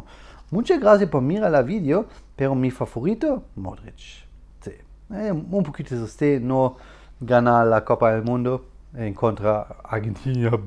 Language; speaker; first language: Spanish; non-native, learner; German